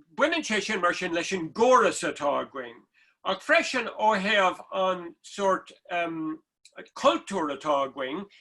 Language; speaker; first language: Irish; non-native, local second language; English